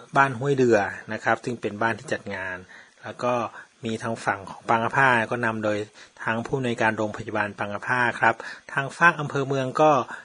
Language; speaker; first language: Thai; native; Thai